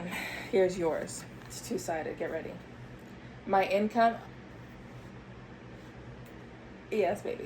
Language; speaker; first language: English; native; English